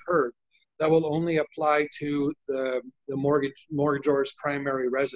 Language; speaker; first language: English; native; English